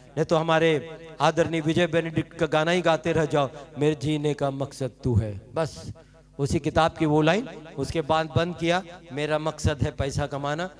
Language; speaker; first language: Hindi; non-native, local second language; Marathi